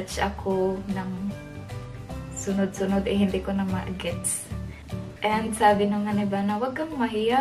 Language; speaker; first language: Filipino; non-native, local second language; Cebuano